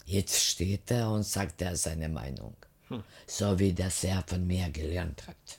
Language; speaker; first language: German; non-native, fluent; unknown